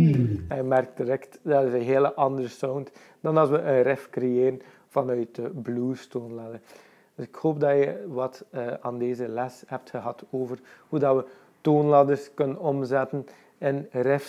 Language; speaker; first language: Dutch; native; Dutch